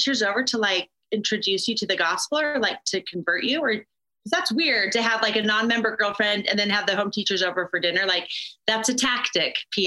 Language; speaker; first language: English; native; English